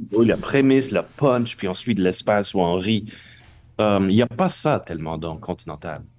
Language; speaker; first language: French; non-native, local second language; English